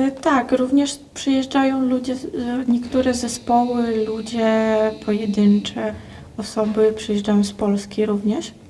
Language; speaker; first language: Polish; non-native, fluent; Russian